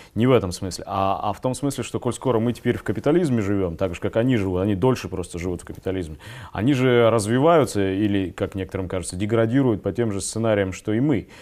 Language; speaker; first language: Russian; native; Russian